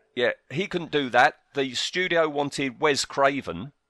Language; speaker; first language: English; native; English